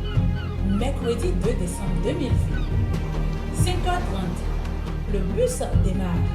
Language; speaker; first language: French; native; French